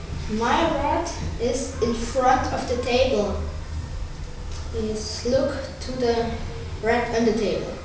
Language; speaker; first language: English; non-native, learner; German